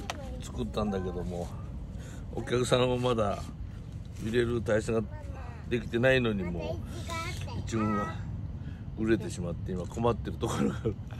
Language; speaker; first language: Japanese; native; Japanese